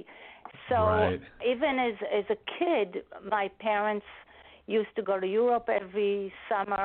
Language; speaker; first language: English; non-native, fluent; Hebrew